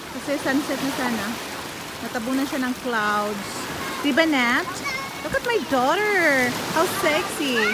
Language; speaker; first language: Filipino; non-native, local second language; Cebuano